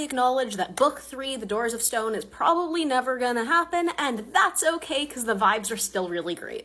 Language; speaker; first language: English; native; English